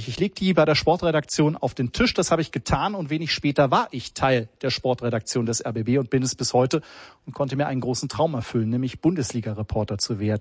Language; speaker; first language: German; native; German